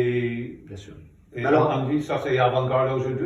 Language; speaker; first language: French; non-native, fluent; English